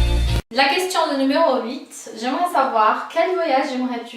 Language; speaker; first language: French; non-native, fluent; Portuguese